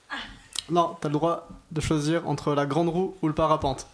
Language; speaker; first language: French; native; French